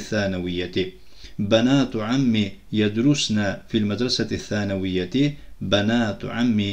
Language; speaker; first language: Arabic; non-native, fluent; Turkish